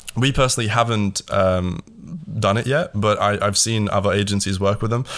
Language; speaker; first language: English; early bilingual, other home language; Latvian